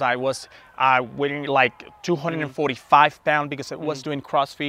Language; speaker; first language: English; non-native, fluent; Spanish